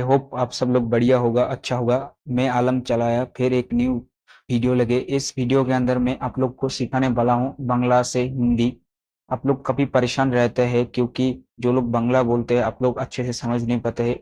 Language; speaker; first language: Hindi; non-native, local second language; Bangla